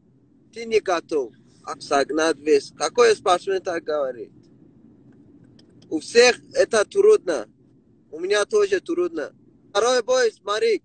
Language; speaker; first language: Russian; non-native, local second language; Persian